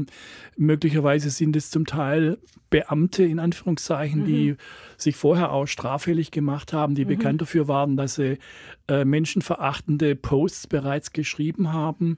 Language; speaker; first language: German; native; German